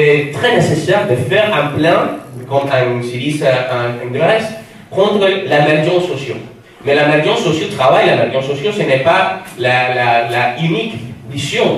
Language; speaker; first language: French; non-native, fluent; Spanish